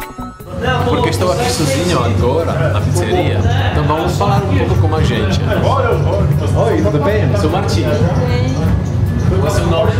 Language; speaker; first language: Portuguese; non-native, fluent; Czech